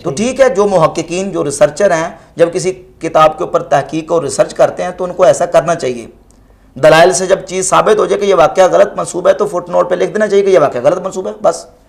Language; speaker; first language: Urdu; native; Urdu